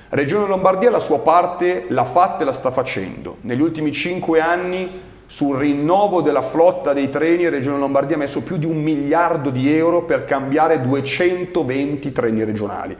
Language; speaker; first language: Italian; native; Italian